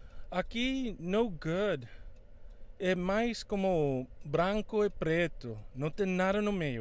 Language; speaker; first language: Portuguese; non-native, fluent; Spanish